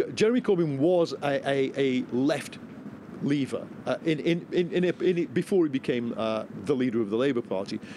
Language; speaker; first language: English; native; English